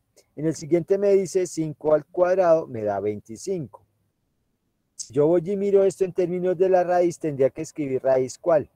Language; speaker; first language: Spanish; native; Spanish